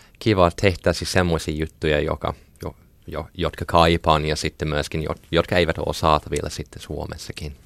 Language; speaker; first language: Finnish; non-native, fluent; English